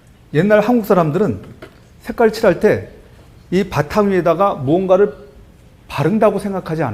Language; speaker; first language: Korean; native; Korean